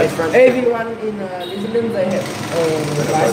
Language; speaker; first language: English; non-native, learner; Vietnamese